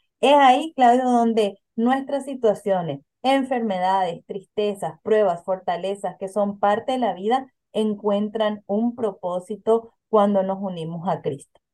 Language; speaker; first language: Spanish; native; Spanish